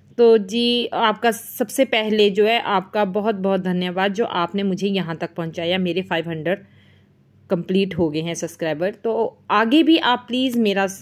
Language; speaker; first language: Hindi; non-native, local second language; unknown